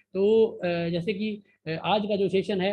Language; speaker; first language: Hindi; native; Hindi